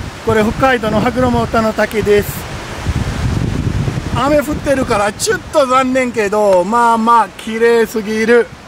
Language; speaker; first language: Japanese; non-native, fluent; Urdu